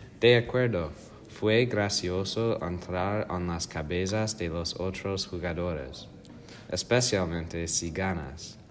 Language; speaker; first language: Spanish; non-native, learner; English